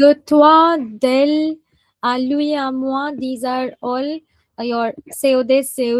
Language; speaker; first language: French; non-native, fluent; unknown